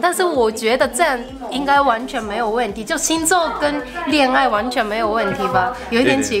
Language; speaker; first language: Chinese; non-native, fluent; Japanese